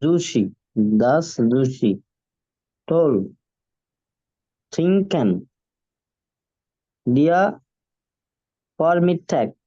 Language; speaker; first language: German; non-native, learner; Bangla